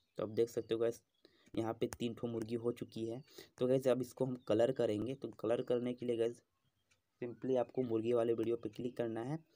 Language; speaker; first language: Hindi; native; Hindi